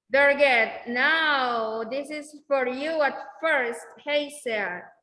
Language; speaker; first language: English; non-native, fluent; Spanish